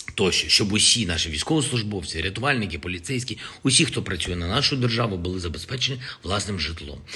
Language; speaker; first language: Ukrainian; non-native, local second language; Russian